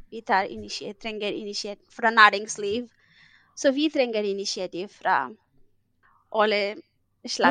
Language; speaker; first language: Norwegian; non-native, fluent; Bangla